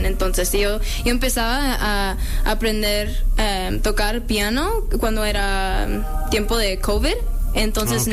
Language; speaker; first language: Spanish; early bilingual, heritage; English